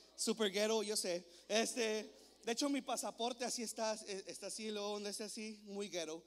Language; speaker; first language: Spanish; native; Spanish